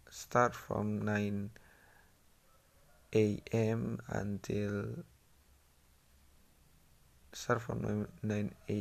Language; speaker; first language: English; non-native, learner; Indonesian